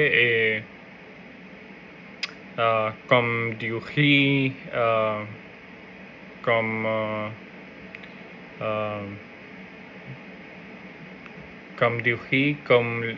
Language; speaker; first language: French; non-native, learner; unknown